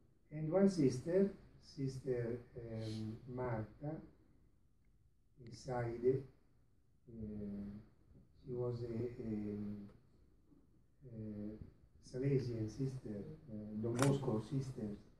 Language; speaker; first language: English; non-native, fluent; Italian